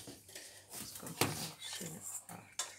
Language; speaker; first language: German; non-native, learner; Bulgarian